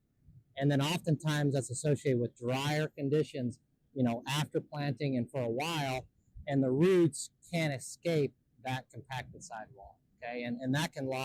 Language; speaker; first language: English; native; English